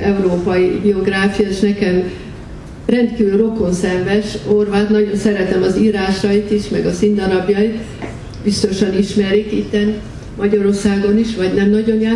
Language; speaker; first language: Hungarian; early bilingual, heritage; Hungarian